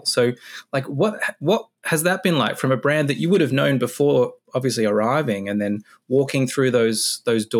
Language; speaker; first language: English; native; English